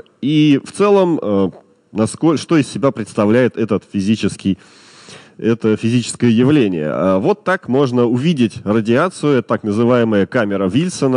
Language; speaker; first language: Russian; native; Russian